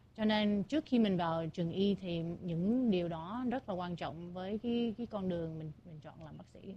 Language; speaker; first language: Vietnamese; early bilingual, heritage; Vietnamese